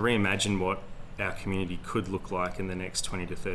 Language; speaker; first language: English; native; English